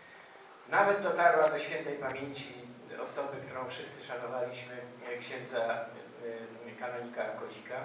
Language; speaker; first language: Polish; native; Polish